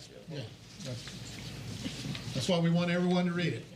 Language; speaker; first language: English; native; English